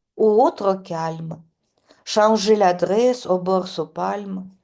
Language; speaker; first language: French; non-native, learner; Russian